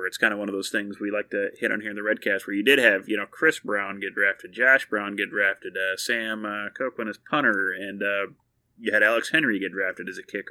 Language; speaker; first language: English; native; English